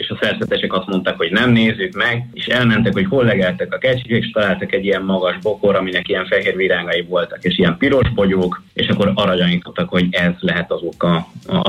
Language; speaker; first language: Hungarian; non-native, fluent; Spanish